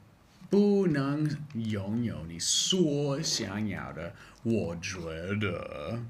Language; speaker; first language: Chinese; non-native, fluent; English